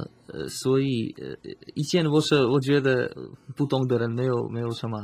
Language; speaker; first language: Chinese; non-native, fluent; Slovak